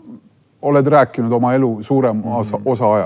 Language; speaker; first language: Estonian; native; Estonian